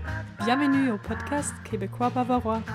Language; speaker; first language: French; non-native, fluent; German